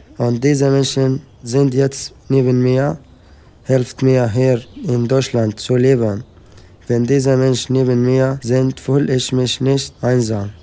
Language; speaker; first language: German; non-native, learner; Arabic